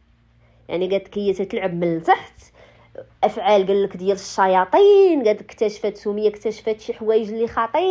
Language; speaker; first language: Arabic; native; Arabic